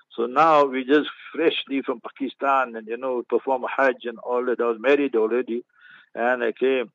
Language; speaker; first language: English; early bilingual, other home language; Urdu